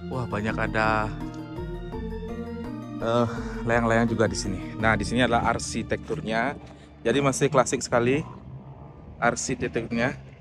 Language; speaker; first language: Indonesian; non-native, local second language; Balinese